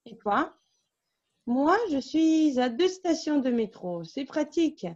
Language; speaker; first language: French; non-native, fluent; Russian